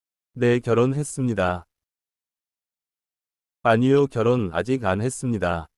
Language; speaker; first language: Korean; non-native, learner; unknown